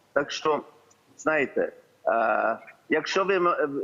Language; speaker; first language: Ukrainian; early bilingual, heritage; Ukrainian